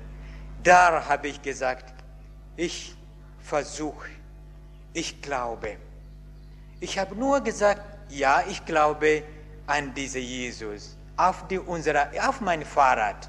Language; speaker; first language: German; non-native, learner; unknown